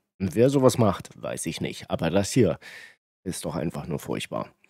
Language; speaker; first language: German; native; German